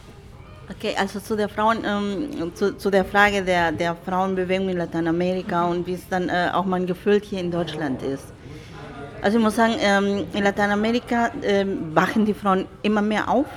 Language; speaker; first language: German; non-native, fluent; Spanish